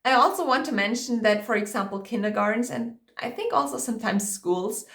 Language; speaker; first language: English; non-native, fluent; German